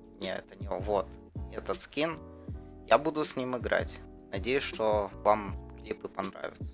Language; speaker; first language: Russian; early bilingual, heritage; Russian